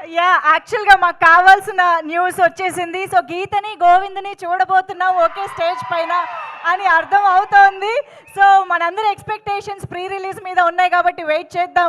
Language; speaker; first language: Telugu; native; Telugu